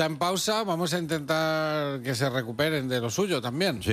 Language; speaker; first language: Spanish; native; Spanish